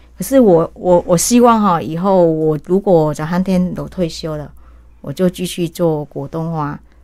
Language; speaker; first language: Chinese; early bilingual, heritage; Chinese